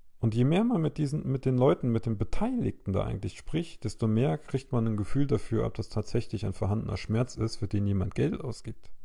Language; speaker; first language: German; native; German